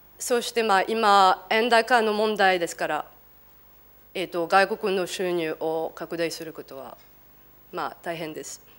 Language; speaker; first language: Japanese; non-native, fluent; French